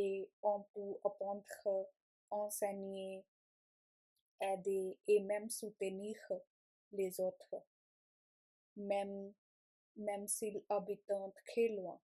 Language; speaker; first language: French; non-native, learner; Punjabi